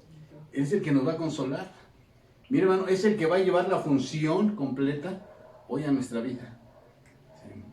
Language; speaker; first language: Spanish; native; Spanish